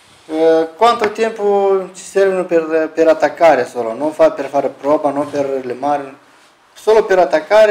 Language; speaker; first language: Italian; non-native, learner; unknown